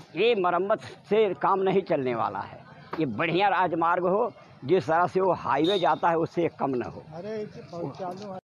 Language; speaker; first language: Hindi; native; Hindi